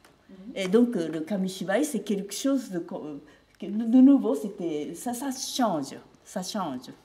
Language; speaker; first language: French; non-native, fluent; Japanese